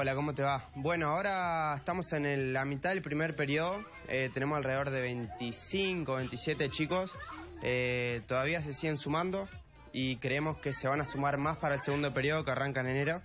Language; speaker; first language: Spanish; native; Spanish